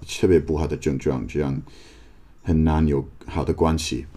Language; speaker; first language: Chinese; non-native, learner; English